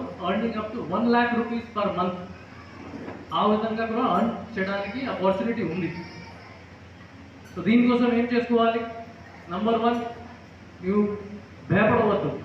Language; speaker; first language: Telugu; non-native, fluent; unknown